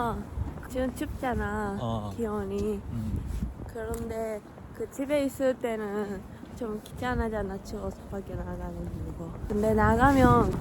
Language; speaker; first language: Korean; non-native, fluent; Japanese